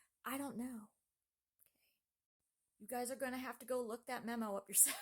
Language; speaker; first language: English; native; English